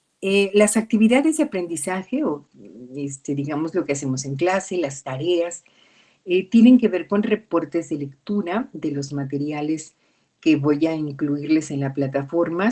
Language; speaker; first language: Spanish; native; Spanish